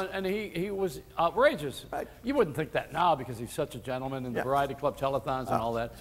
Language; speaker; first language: English; native; English